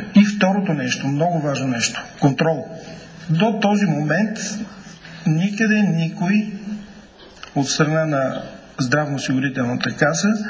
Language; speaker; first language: Bulgarian; native; Bulgarian